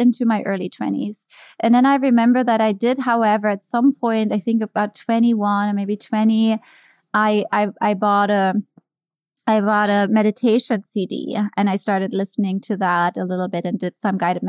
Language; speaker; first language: English; non-native, fluent; German